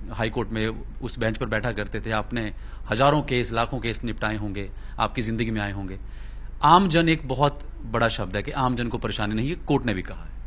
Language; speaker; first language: Hindi; non-native, local second language; Punjabi